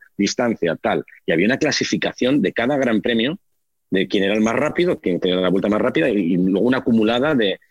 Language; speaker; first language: Spanish; native; Spanish